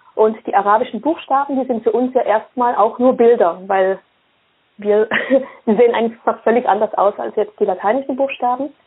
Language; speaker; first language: German; early bilingual, other home language; Swiss German